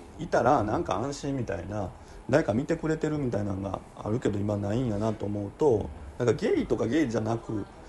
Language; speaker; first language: Japanese; native; Japanese